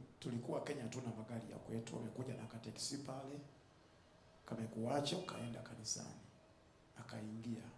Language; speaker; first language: Swahili; non-native, fluent; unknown